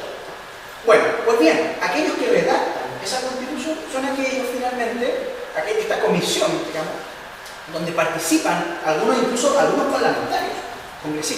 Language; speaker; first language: Spanish; native; Spanish